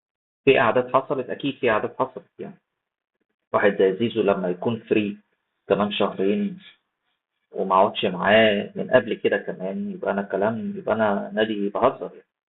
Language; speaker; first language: Arabic; native; Arabic